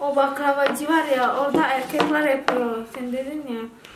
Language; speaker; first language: Turkish; non-native, learner; Indonesian